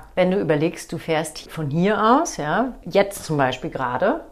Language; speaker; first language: German; native; German